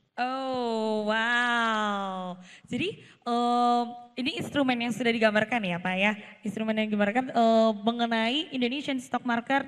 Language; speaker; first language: Indonesian; native; Indonesian